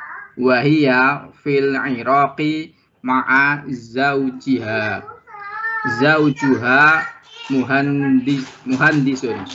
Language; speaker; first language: Arabic; non-native, learner; Indonesian